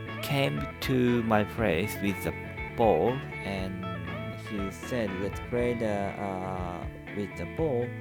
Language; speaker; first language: English; non-native, learner; Japanese